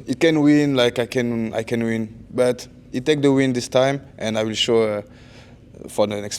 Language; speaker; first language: English; non-native, learner; French